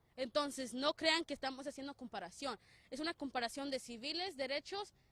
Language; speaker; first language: Spanish; early bilingual, heritage; Spanish